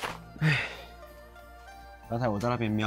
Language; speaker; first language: Chinese; native; Chinese